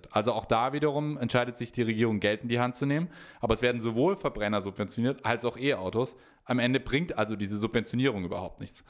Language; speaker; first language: German; native; German